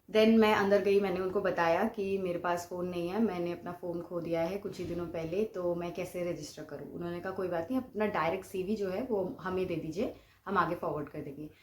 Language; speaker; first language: Hindi; non-native, local second language; Bangla